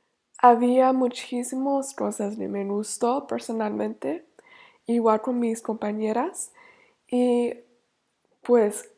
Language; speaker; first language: Spanish; non-native, learner; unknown